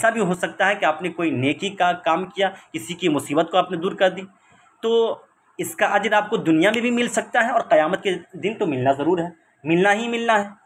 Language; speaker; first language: Urdu; native; Urdu